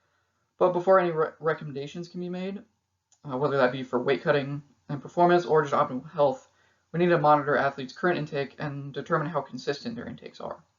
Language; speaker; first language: English; native; English